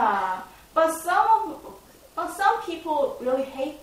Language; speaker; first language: English; non-native, learner; Korean